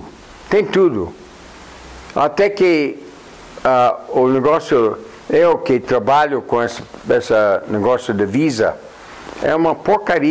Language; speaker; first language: Portuguese; non-native, fluent; English